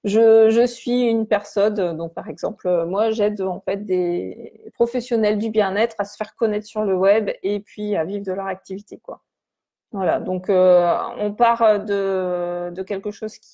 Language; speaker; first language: French; native; French